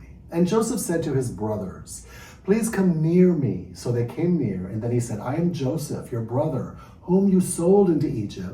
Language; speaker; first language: English; native; English